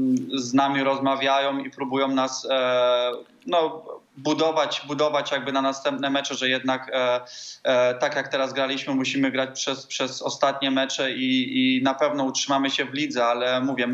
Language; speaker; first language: Polish; early bilingual, heritage; Polish